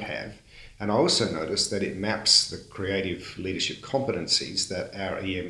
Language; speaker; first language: English; native; English